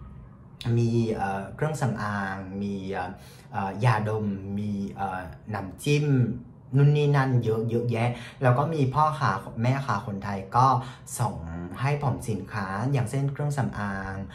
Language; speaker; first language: Thai; non-native, fluent; Vietnamese